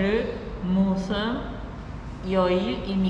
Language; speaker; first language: Korean; non-native, learner; Spanish